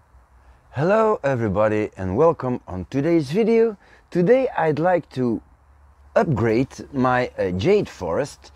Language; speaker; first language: English; non-native, fluent; Dutch